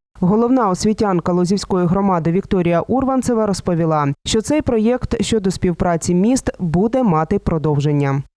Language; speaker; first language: Ukrainian; native; Ukrainian